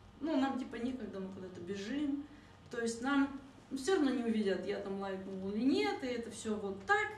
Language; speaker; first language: Russian; native; Russian